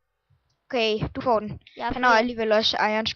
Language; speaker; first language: Danish; native; Danish